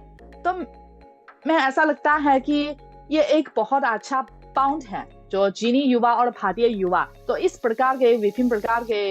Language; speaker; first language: Hindi; non-native, fluent; Chinese